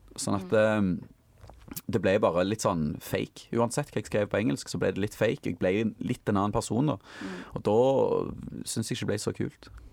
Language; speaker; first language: Norwegian; native; Norwegian